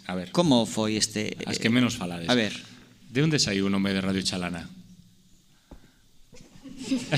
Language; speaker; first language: Galician; non-native, local second language; Spanish